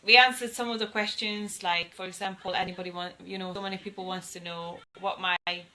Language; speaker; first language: English; non-native, fluent; Hungarian